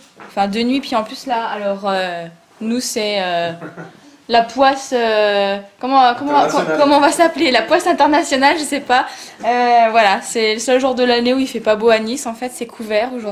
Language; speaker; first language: French; native; French